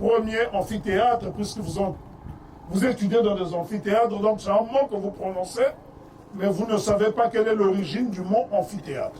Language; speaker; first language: French; non-native, local second language; Kongo